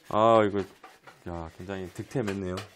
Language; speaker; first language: Korean; native; Korean